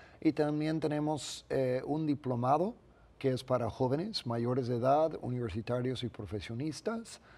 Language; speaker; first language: Spanish; non-native, fluent; English